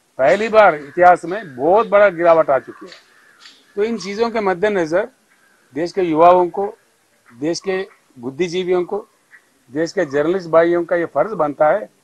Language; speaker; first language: Hindi; non-native, local second language; Telugu